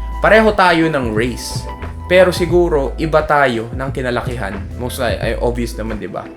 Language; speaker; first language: Filipino; native; Filipino